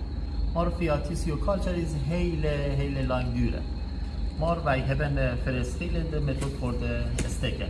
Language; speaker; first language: Dutch; non-native, learner; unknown